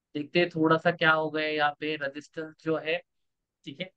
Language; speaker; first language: Hindi; non-native, local second language; Marathi